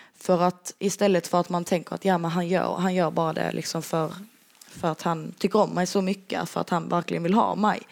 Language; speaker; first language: Swedish; native; Swedish